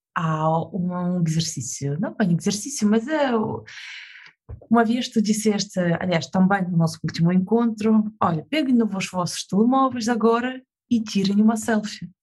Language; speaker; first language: Portuguese; non-native, fluent; Russian